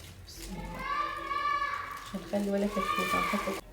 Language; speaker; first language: Arabic; native; Arabic